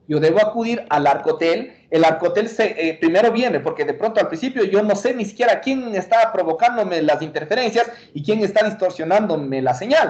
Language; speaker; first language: Spanish; native; Spanish